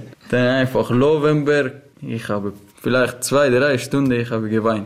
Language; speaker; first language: German; non-native, learner; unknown